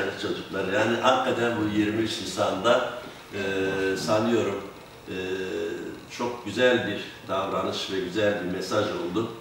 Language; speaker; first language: Turkish; native; Turkish